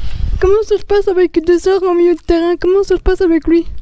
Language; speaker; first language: French; native; French